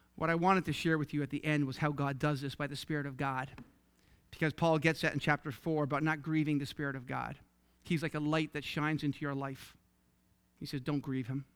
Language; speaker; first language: English; native; English